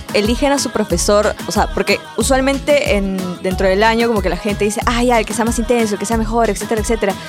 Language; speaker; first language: Spanish; native; Spanish